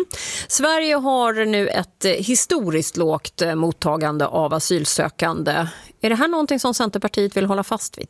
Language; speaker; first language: Swedish; native; Swedish